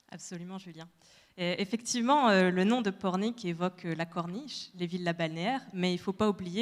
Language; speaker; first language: French; native; French